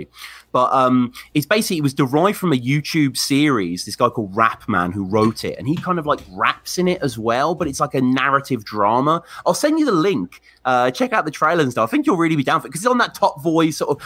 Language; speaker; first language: English; native; English